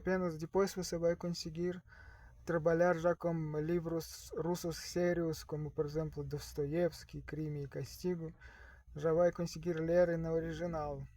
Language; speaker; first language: Portuguese; non-native, learner; Russian